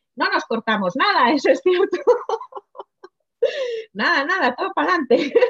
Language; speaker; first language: Spanish; non-native, local second language; Galician